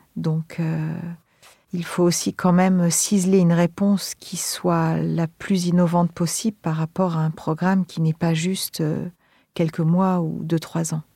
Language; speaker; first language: French; native; French